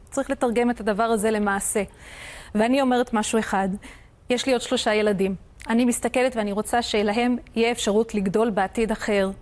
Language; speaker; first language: Hebrew; non-native, fluent; English